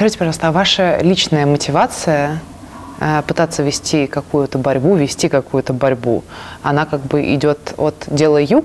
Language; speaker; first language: Russian; native; Russian